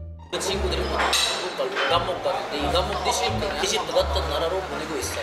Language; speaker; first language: Korean; non-native, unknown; Arabic